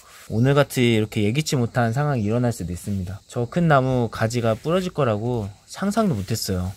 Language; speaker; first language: Korean; native; Korean